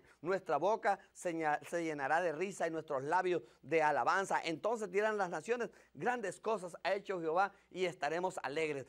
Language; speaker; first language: Spanish; native; Spanish